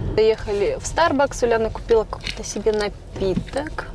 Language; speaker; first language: Russian; native; Russian